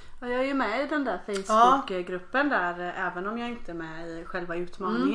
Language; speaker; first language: Swedish; native; Swedish